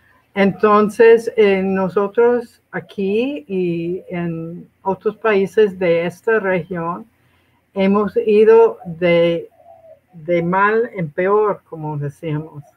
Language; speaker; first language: Spanish; non-native, fluent; English